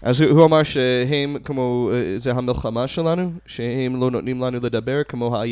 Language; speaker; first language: Hebrew; non-native, fluent; English